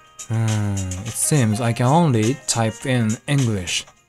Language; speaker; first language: English; non-native, fluent; Japanese